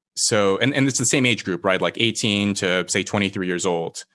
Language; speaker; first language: English; native; English